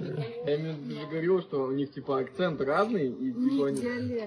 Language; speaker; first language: Russian; native; Russian